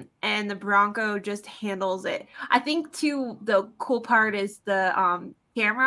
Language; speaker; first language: English; native; English